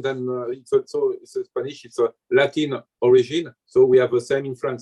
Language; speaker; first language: English; non-native, learner; French